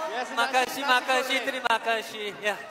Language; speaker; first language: Indonesian; non-native, learner; Korean